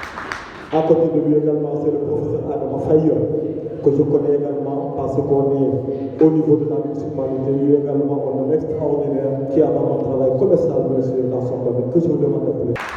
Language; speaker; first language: French; non-native, local second language; Wolof